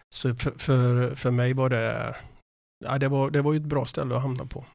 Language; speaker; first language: Swedish; native; Swedish